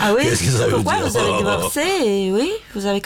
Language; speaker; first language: French; non-native, learner; Russian